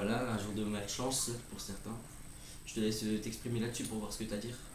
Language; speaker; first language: French; native; French